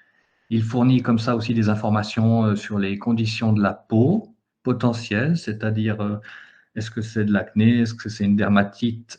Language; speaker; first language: French; native; French